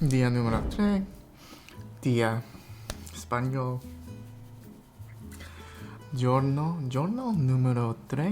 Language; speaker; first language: Italian; non-native, learner; English